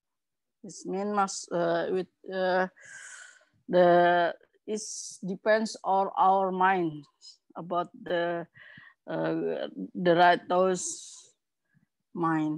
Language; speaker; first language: English; non-native, learner; Indonesian